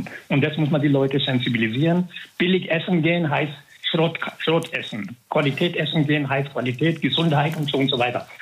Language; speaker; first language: German; non-native, fluent; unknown